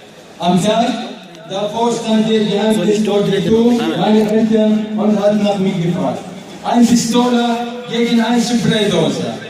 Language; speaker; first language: German; non-native, learner; Arabic